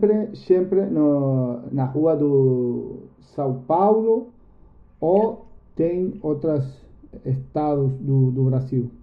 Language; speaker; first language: Portuguese; non-native, learner; Spanish